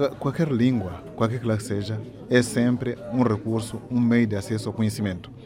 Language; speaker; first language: Portuguese; non-native, local second language; Yao